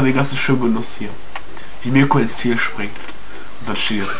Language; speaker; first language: German; native; German